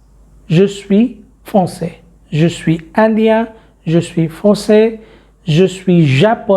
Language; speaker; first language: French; non-native, fluent; Hindi